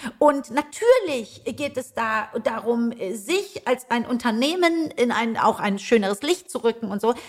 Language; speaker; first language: German; early bilingual, other home language; Persian